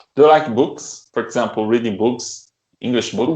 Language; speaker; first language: English; non-native, learner; Portuguese